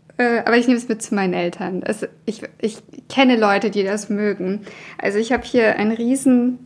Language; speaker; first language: German; early bilingual, other home language; Russian